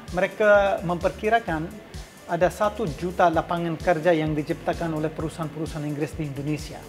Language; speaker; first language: Indonesian; non-native, fluent; English